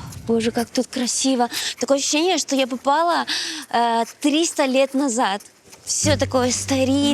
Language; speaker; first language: Russian; native; Russian